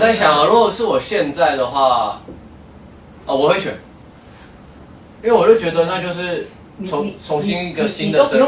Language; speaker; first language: Chinese; native; Chinese